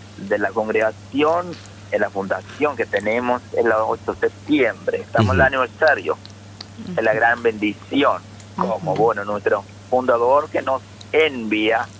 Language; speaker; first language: Spanish; non-native, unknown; Malayalam